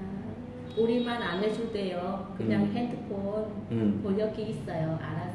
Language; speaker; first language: Korean; non-native, learner; Vietnamese